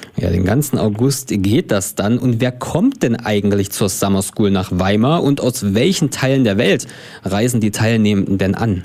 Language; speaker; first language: German; native; German